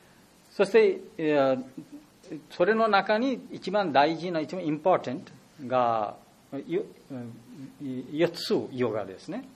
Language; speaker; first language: Japanese; non-native, learner; Bangla